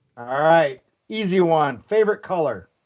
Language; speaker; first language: English; native; English